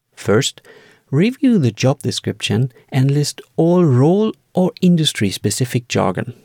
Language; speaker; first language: English; non-native, fluent; German